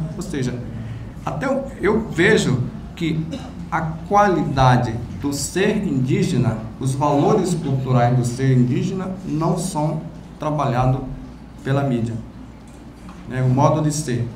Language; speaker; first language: Portuguese; native; Portuguese